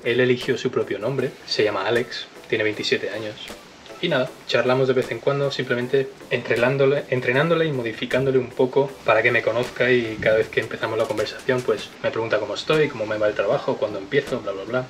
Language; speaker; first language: Spanish; native; Spanish